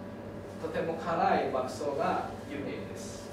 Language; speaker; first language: Japanese; non-native, learner; Indonesian